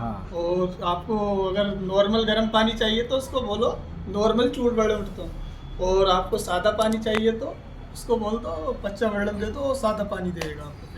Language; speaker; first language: Hindi; native; Hindi